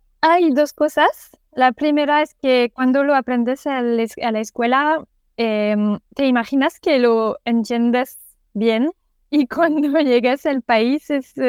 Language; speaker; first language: Spanish; non-native, learner; French